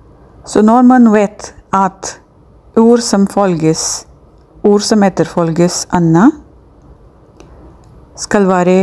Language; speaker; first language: Norwegian; non-native, fluent; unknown